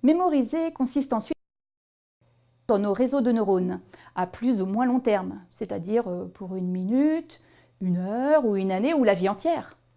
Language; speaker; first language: French; native; French